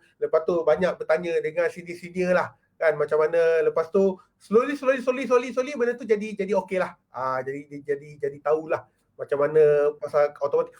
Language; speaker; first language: Malay; native; Malay